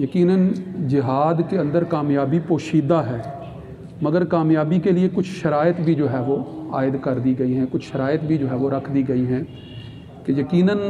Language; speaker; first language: Urdu; native; Urdu